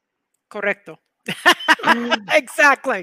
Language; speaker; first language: Spanish; non-native, fluent; English